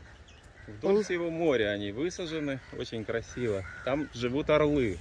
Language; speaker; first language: Russian; native; Russian